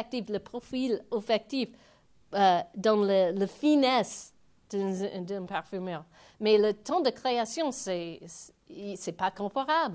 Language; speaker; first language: French; non-native, fluent; English